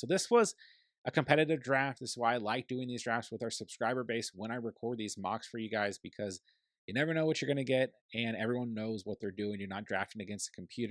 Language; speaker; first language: English; native; English